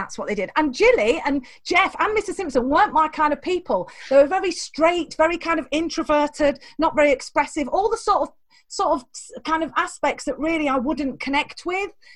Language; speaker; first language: English; native; English